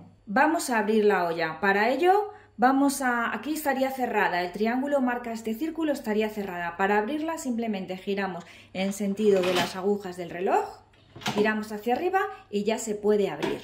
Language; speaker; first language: Spanish; native; Spanish